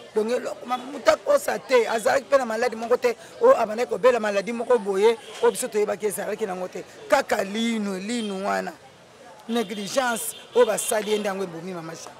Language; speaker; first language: Lingala; native; Lingala